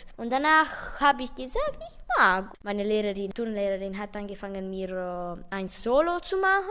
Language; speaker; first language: German; non-native, local second language; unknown